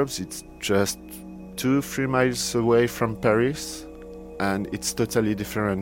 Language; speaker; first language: English; non-native, fluent; French